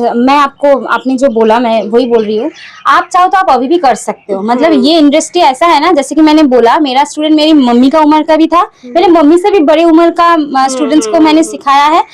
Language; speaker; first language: Hindi; non-native, local second language; Bangla